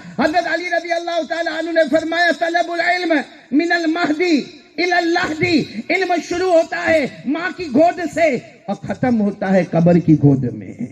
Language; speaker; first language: Urdu; non-native, local second language; Gujarati